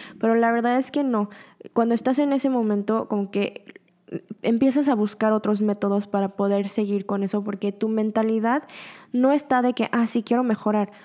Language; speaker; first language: Spanish; early bilingual, other home language; Korean